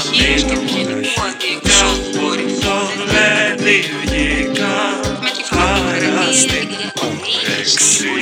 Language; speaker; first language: Greek; native; Greek